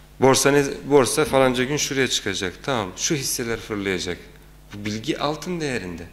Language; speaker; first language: Turkish; native; Turkish